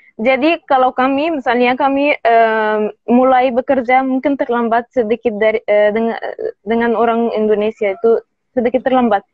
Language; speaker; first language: Indonesian; non-native, learner; Arabic